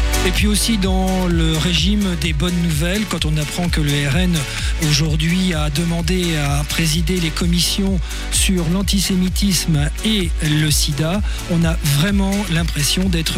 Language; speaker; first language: French; native; French